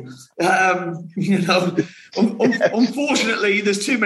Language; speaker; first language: English; native; English